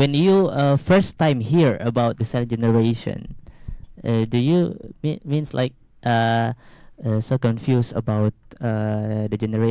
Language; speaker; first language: English; non-native, learner; Indonesian